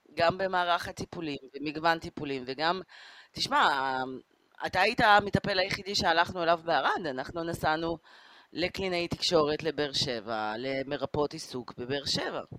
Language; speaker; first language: Hebrew; native; Hebrew